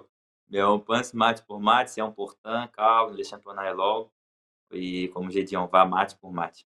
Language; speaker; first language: French; non-native, learner; Portuguese